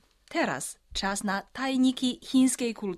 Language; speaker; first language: Polish; non-native, fluent; Chinese